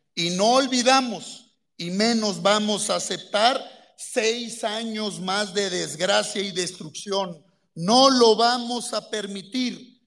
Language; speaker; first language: Spanish; native; Spanish